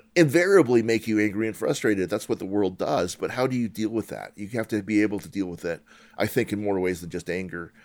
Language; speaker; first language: English; native; English